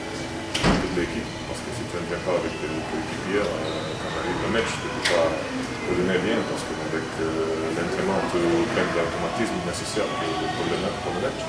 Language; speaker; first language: French; non-native, fluent; Croatian